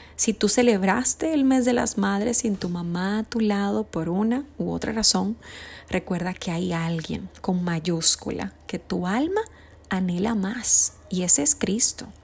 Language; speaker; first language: Spanish; native; Spanish